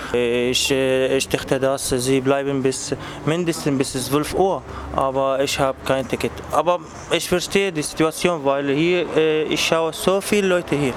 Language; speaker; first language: German; non-native, learner; Arabic